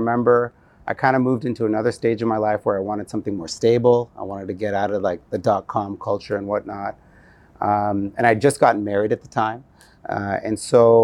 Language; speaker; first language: English; native; English